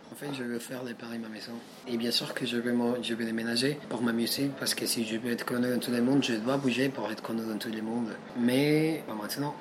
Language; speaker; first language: French; non-native, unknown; Spanish